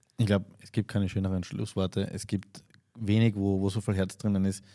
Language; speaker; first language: German; native; German